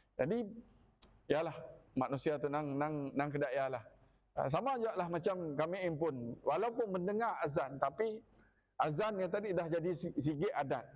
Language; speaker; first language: Malay; non-native, local second language; Iban